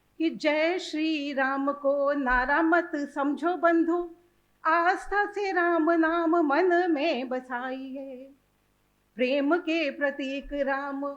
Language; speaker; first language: Hindi; native; Hindi